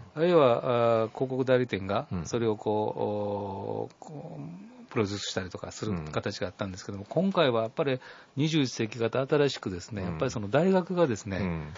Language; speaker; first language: Japanese; native; Japanese